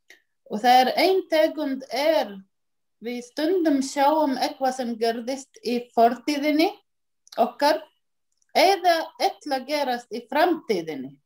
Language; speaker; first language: Icelandic; non-native, learner; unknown